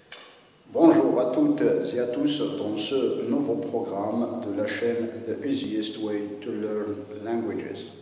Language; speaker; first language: French; non-native, local second language; Arabic